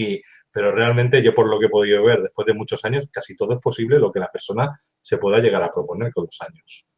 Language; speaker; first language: Spanish; native; Spanish